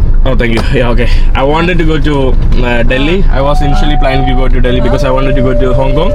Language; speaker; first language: English; non-native, local second language; Malayalam